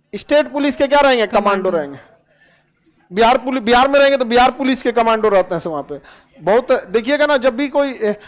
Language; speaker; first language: Hindi; native; Hindi